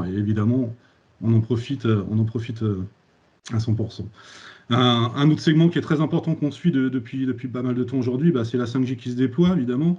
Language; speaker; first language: French; native; French